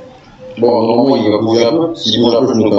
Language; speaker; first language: French; native; French